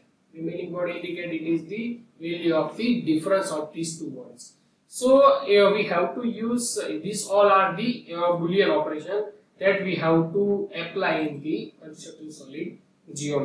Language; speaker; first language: English; non-native, local second language; Gujarati